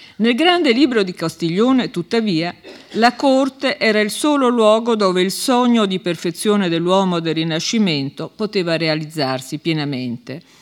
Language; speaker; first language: Italian; native; Italian